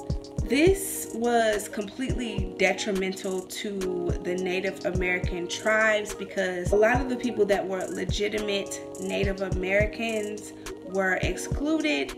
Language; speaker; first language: English; native; English